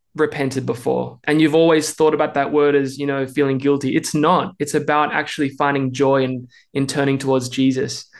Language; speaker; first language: English; native; English